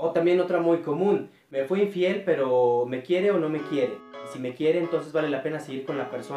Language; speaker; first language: Spanish; native; Spanish